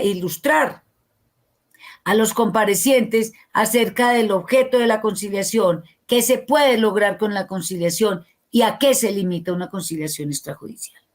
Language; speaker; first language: Spanish; native; Spanish